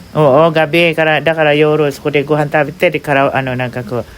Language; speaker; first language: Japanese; non-native, fluent; Filipino